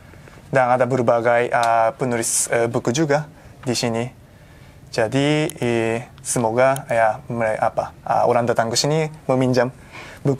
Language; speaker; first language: Indonesian; non-native, fluent; Japanese